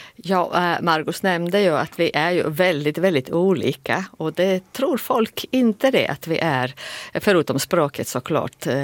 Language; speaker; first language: Swedish; non-native, fluent; Latvian